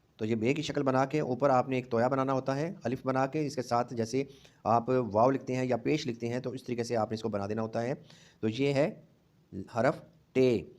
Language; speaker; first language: Urdu; non-native, local second language; Punjabi